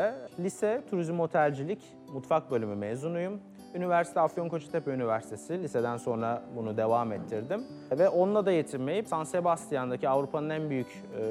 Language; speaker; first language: Turkish; native; Turkish